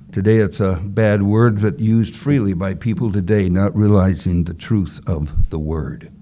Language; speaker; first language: English; native; English